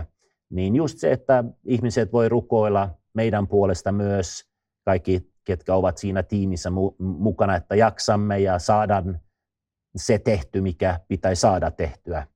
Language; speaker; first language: Finnish; non-native, fluent; Swedish